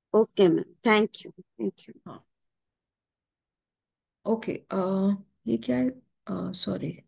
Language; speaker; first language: Hindi; native; Hindi